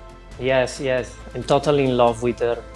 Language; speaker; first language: English; non-native, learner; Italian